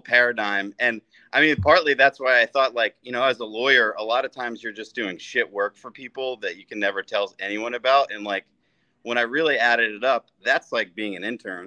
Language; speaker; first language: English; native; English